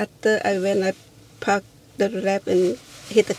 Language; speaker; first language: English; non-native, learner; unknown